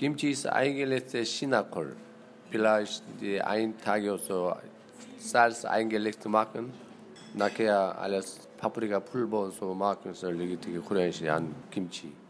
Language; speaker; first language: German; non-native, learner; Korean